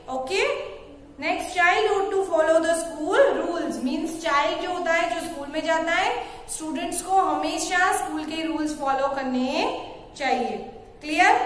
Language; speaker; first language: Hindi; non-native, local second language; Gujarati